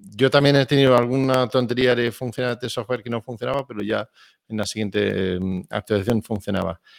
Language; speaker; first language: Spanish; non-native, fluent; Danish